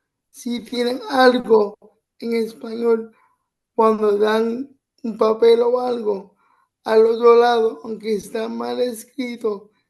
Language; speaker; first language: Spanish; early bilingual, other home language; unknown